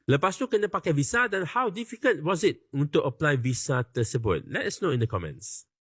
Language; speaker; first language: Malay; native; Malay